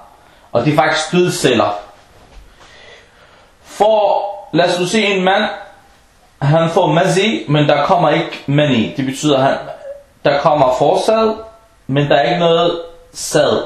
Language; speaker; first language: Danish; non-native, fluent; Arabic